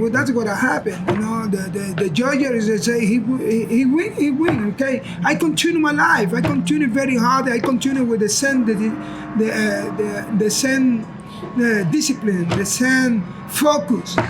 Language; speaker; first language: English; non-native, learner; Spanish